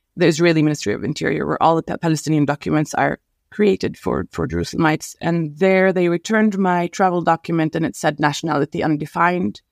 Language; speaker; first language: English; non-native, fluent; Arabic